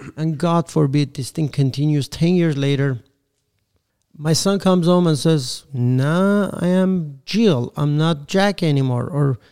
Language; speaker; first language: English; non-native, fluent; Persian